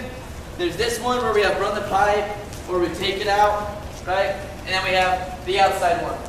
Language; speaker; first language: English; native; English